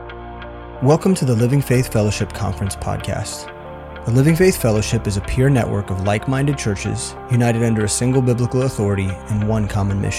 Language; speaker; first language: English; native; English